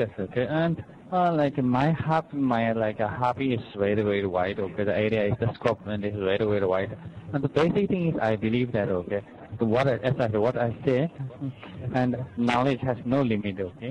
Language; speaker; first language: English; non-native, fluent; Chinese